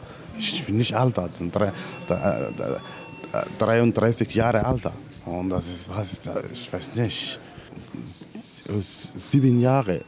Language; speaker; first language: German; non-native, learner; Somali